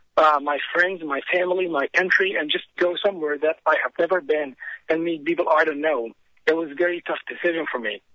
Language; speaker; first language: English; non-native, fluent; Arabic